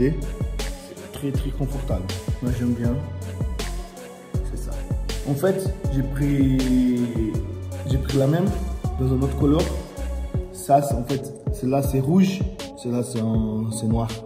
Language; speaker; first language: French; non-native, fluent; Portuguese